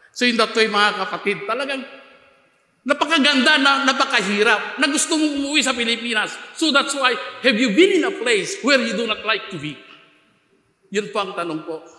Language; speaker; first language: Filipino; non-native, local second language; Iloko